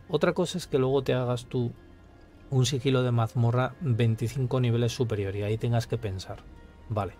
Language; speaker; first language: Spanish; native; Spanish